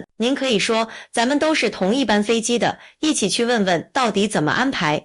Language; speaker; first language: Chinese; native; Chinese